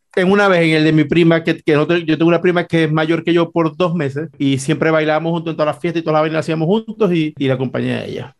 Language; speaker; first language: Spanish; native; Spanish